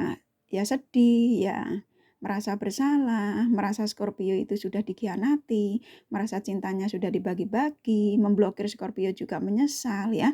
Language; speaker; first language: Indonesian; native; Indonesian